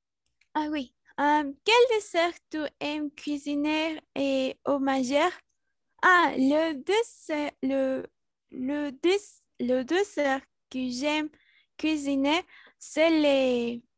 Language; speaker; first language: French; non-native, learner; Spanish